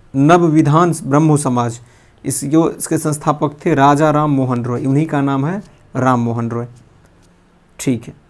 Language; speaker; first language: Hindi; native; Hindi